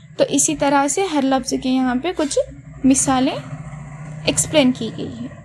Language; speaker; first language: Urdu; native; Urdu